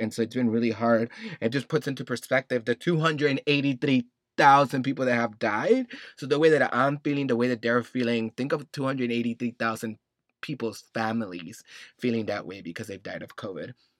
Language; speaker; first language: English; early bilingual, other home language; Spanish